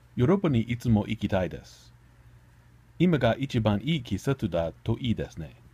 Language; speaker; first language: Japanese; non-native, learner; English